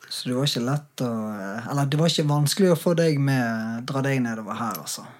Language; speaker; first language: Norwegian; native; Norwegian